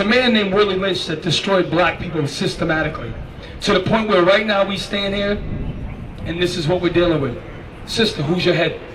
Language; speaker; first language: English; native; English